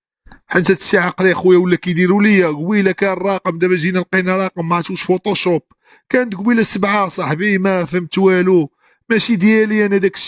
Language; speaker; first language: Arabic; native; Arabic